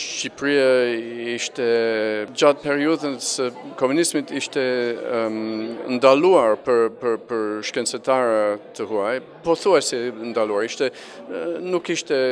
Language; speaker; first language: Albanian; non-native, fluent; English